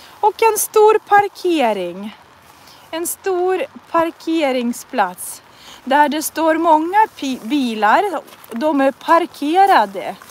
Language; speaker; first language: Swedish; non-native, fluent; Russian